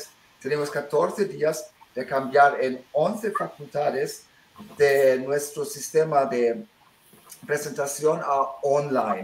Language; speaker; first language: Spanish; early bilingual, heritage; Spanish